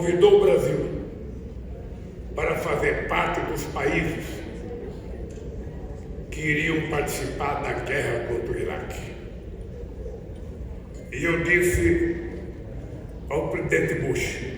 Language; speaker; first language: Portuguese; native; Portuguese